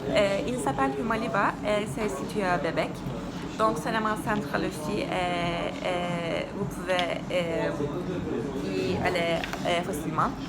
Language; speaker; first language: French; non-native, learner; Turkish